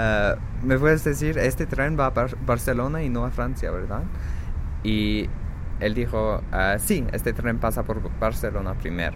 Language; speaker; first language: Spanish; non-native, fluent; English